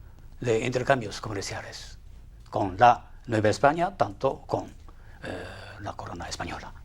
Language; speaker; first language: Spanish; non-native, fluent; Japanese